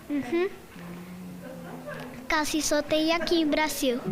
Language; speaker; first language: Portuguese; non-native, learner; Spanish